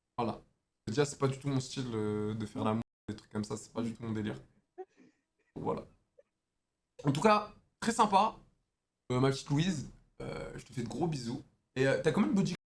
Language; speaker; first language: French; native; French